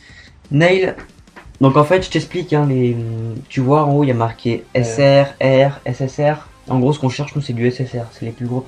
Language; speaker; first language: French; native; French